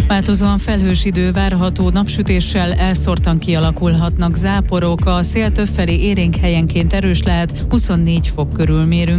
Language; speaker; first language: Hungarian; native; Hungarian